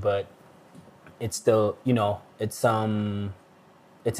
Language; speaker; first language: English; non-native, local second language; Filipino